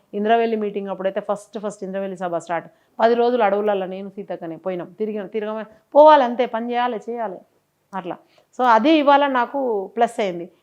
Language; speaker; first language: Telugu; native; Telugu